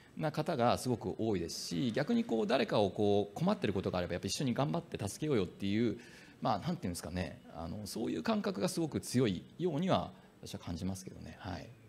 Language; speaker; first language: Japanese; native; Japanese